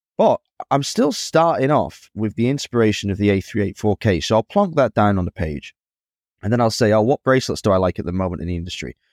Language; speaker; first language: English; native; English